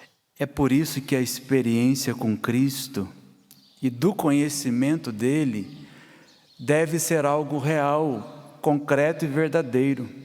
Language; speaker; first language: Portuguese; native; Portuguese